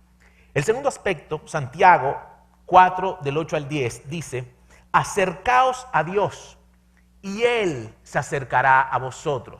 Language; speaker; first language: Spanish; native; Spanish